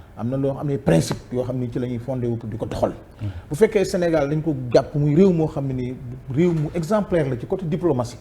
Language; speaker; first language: Wolof; native; Wolof